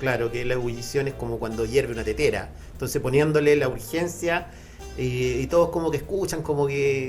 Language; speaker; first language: Spanish; native; Spanish